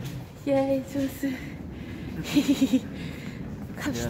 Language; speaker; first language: Korean; non-native, learner; English